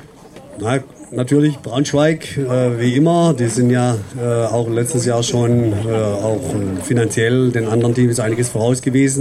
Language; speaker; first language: German; native; German